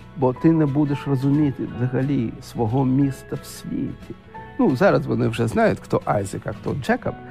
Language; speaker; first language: Ukrainian; non-native, local second language; Russian